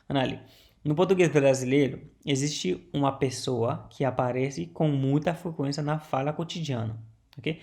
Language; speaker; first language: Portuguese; non-native, learner; Haitian Creole